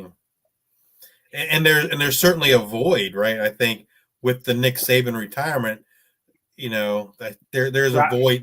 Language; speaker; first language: English; native; English